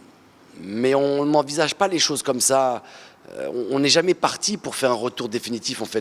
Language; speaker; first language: French; early bilingual, other home language; Arabic